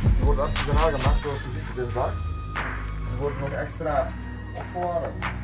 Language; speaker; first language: Dutch; early bilingual, other home language; Italian